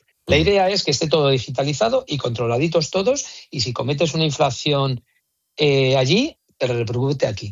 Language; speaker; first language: Spanish; native; Spanish